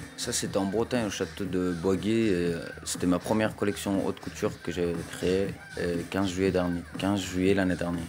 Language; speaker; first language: French; non-native, fluent; Persian